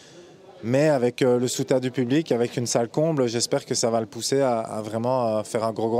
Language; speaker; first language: French; native; French